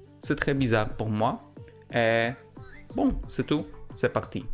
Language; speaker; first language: French; non-native, learner; Polish